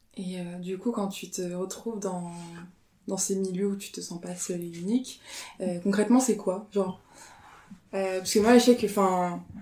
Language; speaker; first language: French; native; French